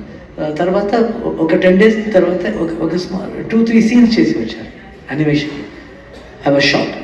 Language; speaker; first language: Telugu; non-native, learner; Kannada